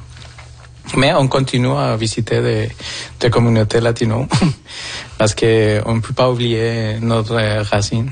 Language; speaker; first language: French; non-native, fluent; Spanish